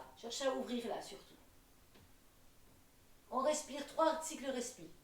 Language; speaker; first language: French; native; French